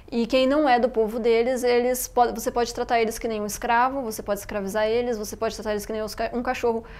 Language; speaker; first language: Portuguese; early bilingual, other home language; Arabic